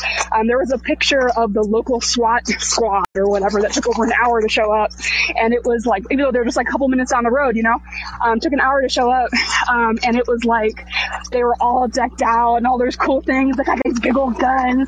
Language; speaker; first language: English; native; English